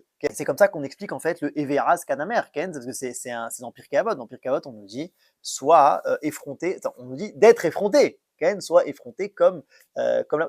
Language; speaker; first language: French; native; French